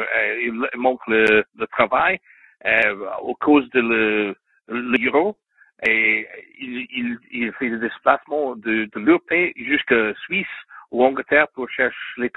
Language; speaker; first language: French; non-native, learner; English